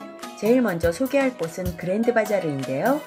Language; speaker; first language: Korean; native; Korean